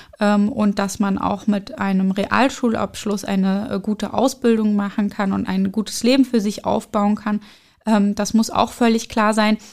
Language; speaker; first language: German; early bilingual, other home language; Arabic